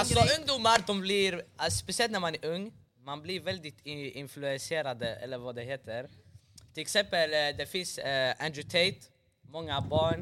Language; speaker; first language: Swedish; early bilingual, other home language; Arabic